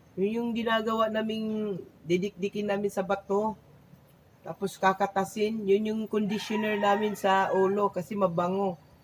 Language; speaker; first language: Filipino; native; Filipino